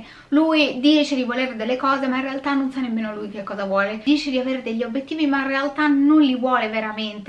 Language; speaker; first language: Italian; native; Italian